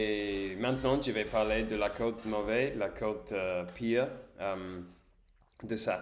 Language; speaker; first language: French; non-native, learner; English